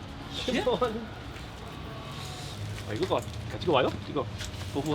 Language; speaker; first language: Korean; non-native, learner; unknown